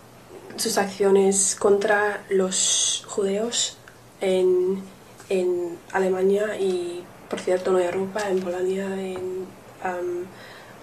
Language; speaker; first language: Spanish; non-native, learner; English